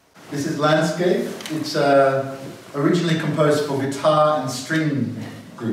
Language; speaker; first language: English; native; English